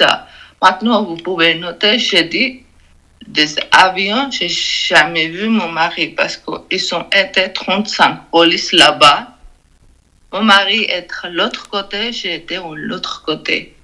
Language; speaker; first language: French; non-native, learner; Georgian